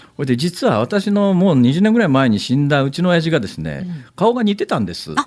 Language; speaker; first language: Japanese; native; Japanese